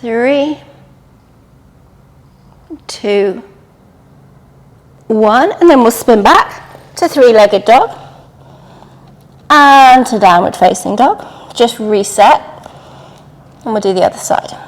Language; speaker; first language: English; native; English